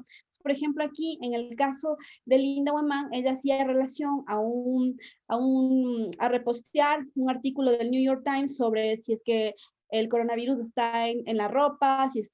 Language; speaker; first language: Spanish; native; Spanish